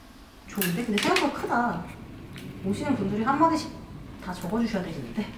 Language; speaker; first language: Korean; native; Korean